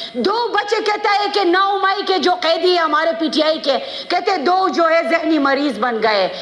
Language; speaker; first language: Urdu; non-native, local second language; Khowar